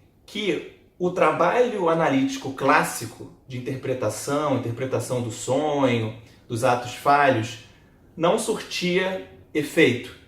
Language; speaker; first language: Portuguese; native; Portuguese